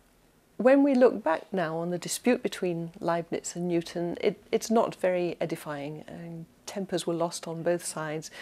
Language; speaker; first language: English; native; English